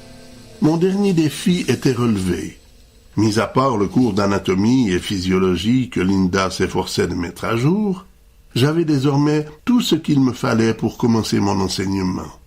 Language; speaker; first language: French; native; French